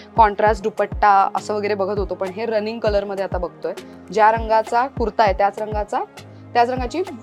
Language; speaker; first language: Marathi; native; Marathi